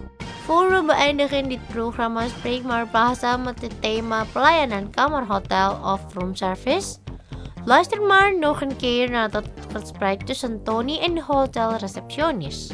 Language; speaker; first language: Dutch; non-native, learner; Indonesian